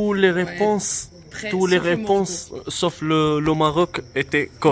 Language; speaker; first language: French; non-native, learner; Arabic